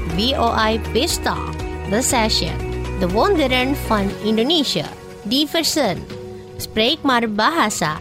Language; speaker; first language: Dutch; non-native, fluent; Indonesian